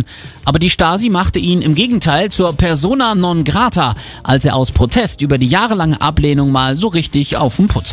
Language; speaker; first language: German; native; German